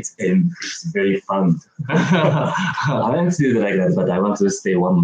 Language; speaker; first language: English; non-native, learner; Japanese